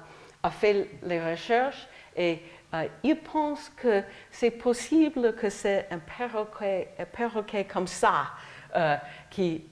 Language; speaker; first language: French; non-native, fluent; English